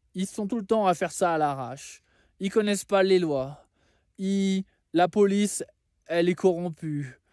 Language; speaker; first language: French; native; French